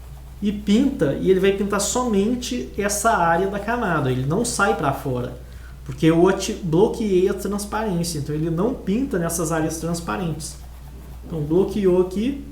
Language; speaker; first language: Portuguese; native; Portuguese